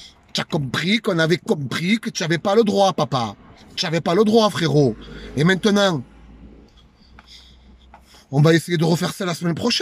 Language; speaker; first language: French; native; French